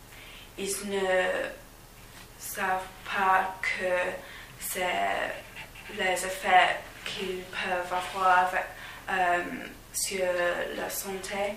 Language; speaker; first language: French; non-native, learner; English